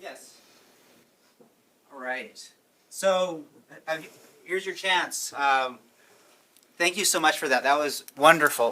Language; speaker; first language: English; native; English